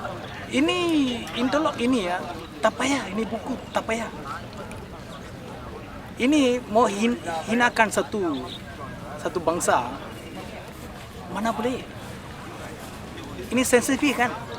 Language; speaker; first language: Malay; non-native, local second language; Tamil